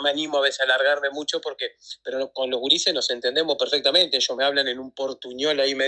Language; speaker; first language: Spanish; native; Spanish